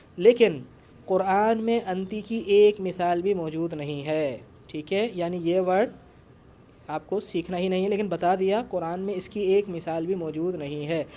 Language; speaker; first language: Urdu; native; Urdu